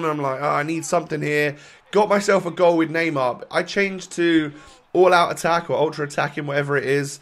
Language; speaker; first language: English; native; English